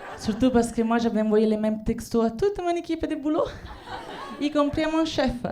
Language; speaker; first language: French; non-native, fluent; Italian